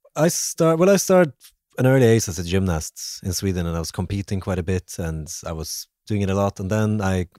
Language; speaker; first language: English; non-native, fluent; Swedish